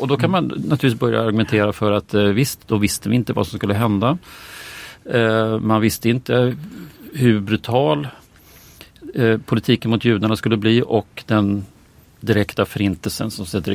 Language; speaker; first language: Swedish; native; Swedish